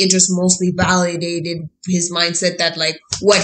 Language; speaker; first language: English; early bilingual, other home language; Haitian Creole